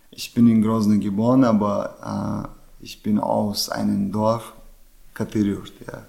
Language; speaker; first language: German; non-native, fluent; Chechen